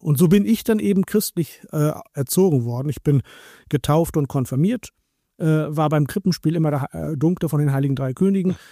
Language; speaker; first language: German; native; German